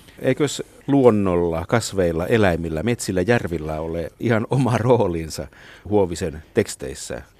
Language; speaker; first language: Finnish; native; Finnish